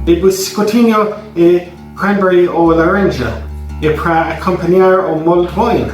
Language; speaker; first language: Portuguese; non-native, learner; English